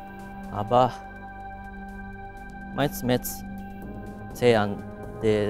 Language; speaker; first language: Georgian; non-native, fluent; Japanese